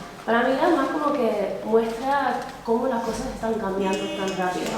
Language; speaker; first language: Spanish; non-native, fluent; English